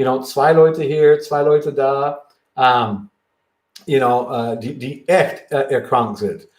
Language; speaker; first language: German; non-native, fluent; English